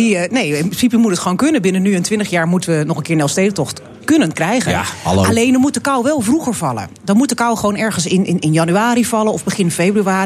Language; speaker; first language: Dutch; native; Dutch